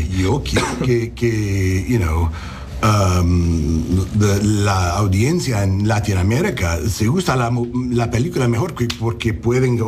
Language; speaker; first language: Spanish; early bilingual, heritage; English